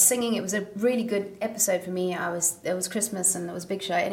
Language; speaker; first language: English; native; English